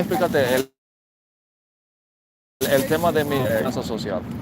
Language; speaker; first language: Spanish; non-native, fluent; English